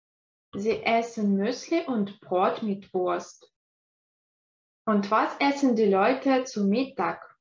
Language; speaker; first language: German; non-native, fluent; Russian